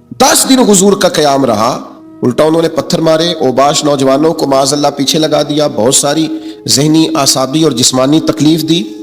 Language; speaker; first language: Urdu; native; Urdu